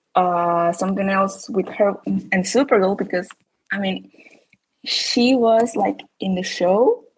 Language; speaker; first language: English; non-native, fluent; Spanish